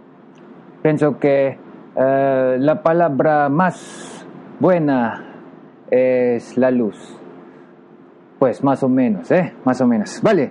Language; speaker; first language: Spanish; non-native, learner; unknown